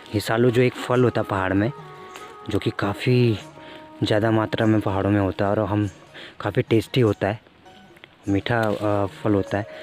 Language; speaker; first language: Hindi; non-native, local second language; Garhwali